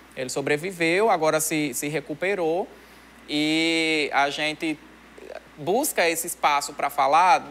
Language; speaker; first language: Portuguese; native; Portuguese